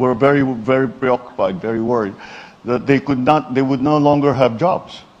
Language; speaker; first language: English; non-native, local second language; Filipino